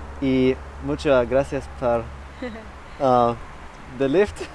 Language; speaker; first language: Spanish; non-native, learner; German